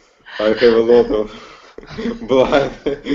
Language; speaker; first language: English; non-native, learner; Russian